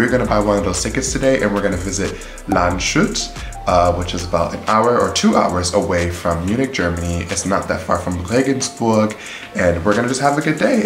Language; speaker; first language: English; native; English